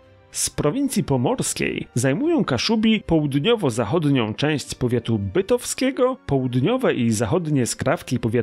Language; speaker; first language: Polish; native; Polish